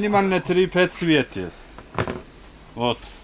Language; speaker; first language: Russian; non-native, learner; Turkish